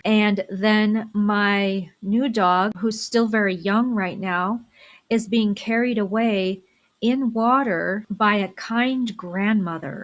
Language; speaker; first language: English; native; English